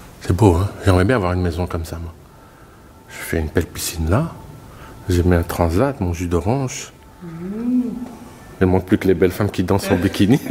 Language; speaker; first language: French; native; French